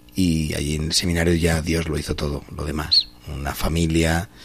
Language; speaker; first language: Spanish; native; Spanish